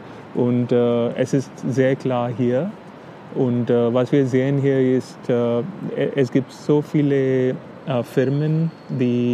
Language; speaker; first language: German; non-native, fluent; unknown